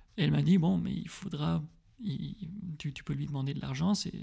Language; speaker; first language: French; early bilingual, heritage; French